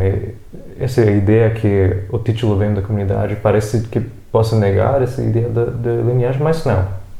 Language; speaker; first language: Portuguese; non-native, fluent; English